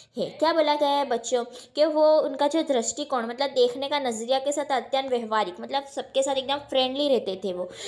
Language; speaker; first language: Hindi; non-native, local second language; Gujarati